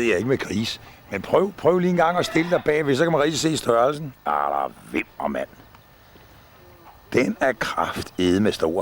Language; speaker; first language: Danish; native; Danish